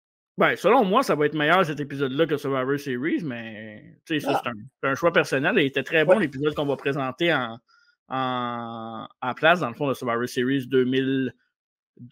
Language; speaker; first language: French; native; French